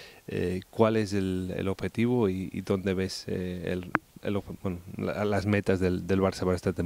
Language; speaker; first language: Spanish; native; Spanish